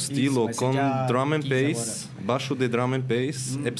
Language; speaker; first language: Portuguese; non-native, learner; Swiss German